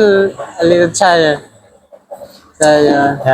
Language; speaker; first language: English; non-native, learner; Burmese